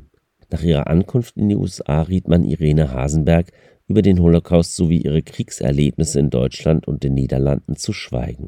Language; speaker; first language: German; native; German